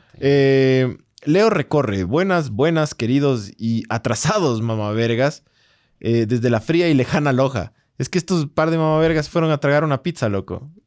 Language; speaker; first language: Spanish; native; Spanish